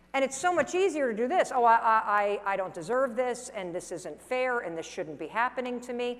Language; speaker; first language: English; native; English